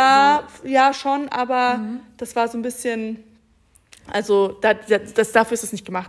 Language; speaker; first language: German; native; German